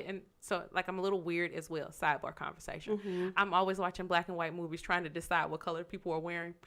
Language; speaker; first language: English; native; English